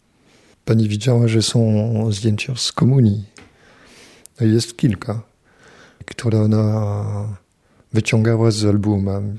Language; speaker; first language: Polish; non-native, fluent; French